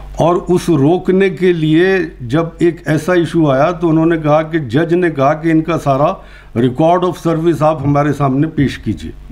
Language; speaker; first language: Urdu; native; Urdu